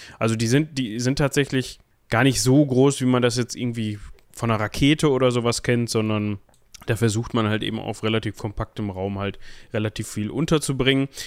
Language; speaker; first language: German; native; German